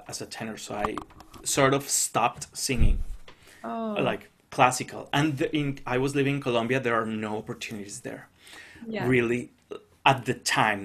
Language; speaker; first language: English; non-native, fluent; Spanish